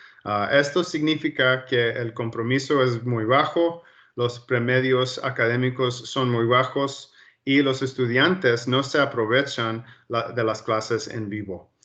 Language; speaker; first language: Spanish; early bilingual, heritage; Spanish